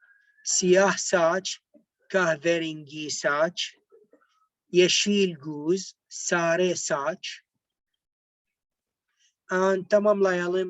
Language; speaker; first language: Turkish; non-native, learner; Arabic